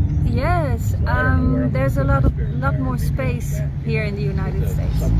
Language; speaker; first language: English; non-native, fluent; German